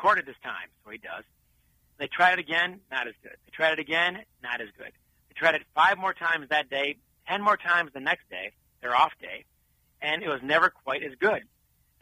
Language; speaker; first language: English; native; English